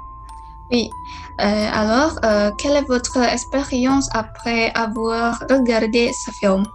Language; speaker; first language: French; non-native, learner; Indonesian